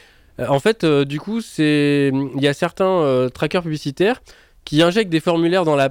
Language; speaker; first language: French; native; French